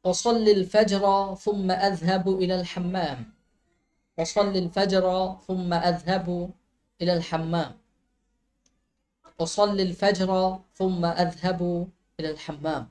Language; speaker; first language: Arabic; non-native, fluent; Bangla